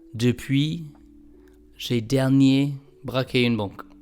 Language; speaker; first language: French; non-native, learner; English